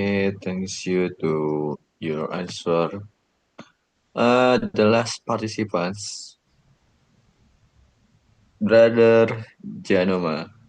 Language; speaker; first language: English; non-native, learner; Indonesian